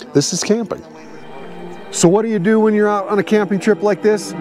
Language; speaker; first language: English; native; English